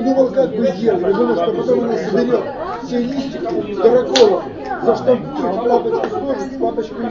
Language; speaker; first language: Russian; native; Russian